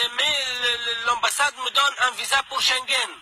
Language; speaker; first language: French; non-native, learner; Arabic